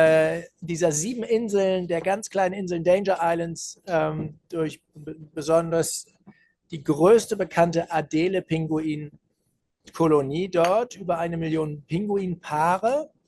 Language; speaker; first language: German; native; German